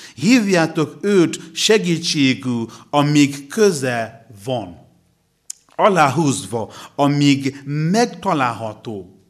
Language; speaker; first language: Hungarian; non-native, learner; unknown